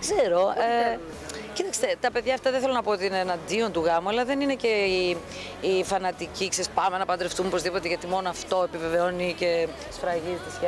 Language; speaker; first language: Greek; native; Greek